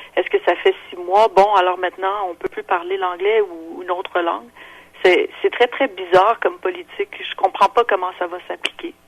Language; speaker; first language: French; non-native, local second language; English